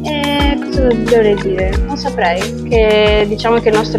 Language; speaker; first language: Italian; native; Italian